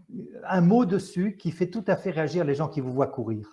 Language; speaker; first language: French; native; French